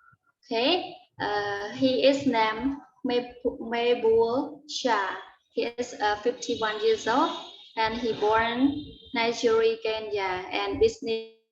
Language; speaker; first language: English; non-native, learner; Khmer